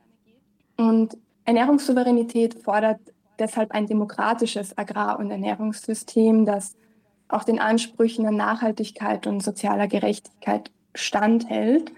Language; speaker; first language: German; native; German